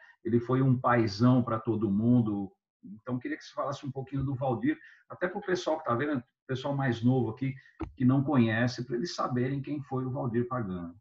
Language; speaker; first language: Portuguese; native; Portuguese